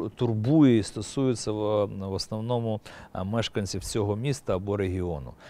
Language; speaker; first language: Ukrainian; native; Ukrainian